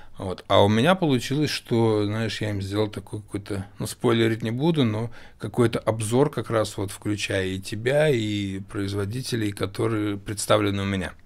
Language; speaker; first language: Russian; native; Russian